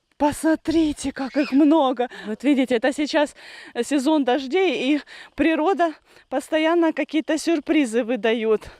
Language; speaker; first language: Russian; native; Russian